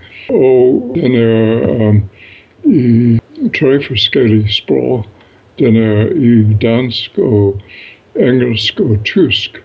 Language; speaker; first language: Danish; non-native, fluent; English